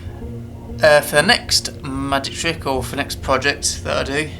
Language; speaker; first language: English; native; English